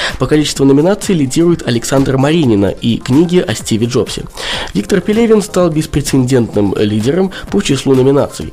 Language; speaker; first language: Russian; native; Russian